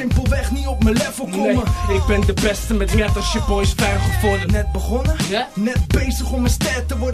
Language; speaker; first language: Dutch; native; Dutch